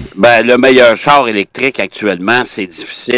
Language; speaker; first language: French; native; French